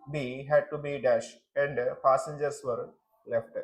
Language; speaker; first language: English; non-native, local second language; Telugu